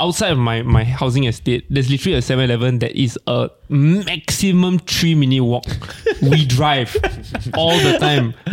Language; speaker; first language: English; non-native, local second language; Min Nan Chinese